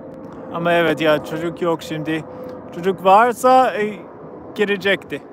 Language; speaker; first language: Turkish; non-native, learner; English